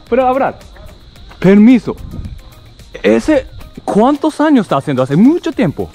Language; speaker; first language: Spanish; non-native, learner; Japanese